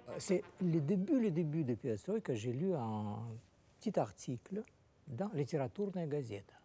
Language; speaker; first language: French; non-native, fluent; Russian